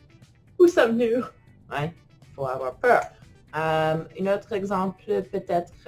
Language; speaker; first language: French; non-native, fluent; English